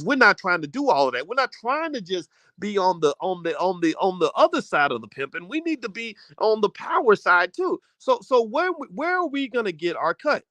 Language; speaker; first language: English; native; English